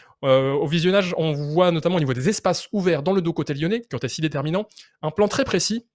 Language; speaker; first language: French; native; French